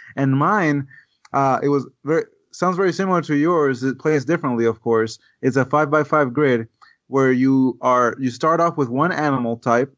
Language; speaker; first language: English; non-native, fluent; Spanish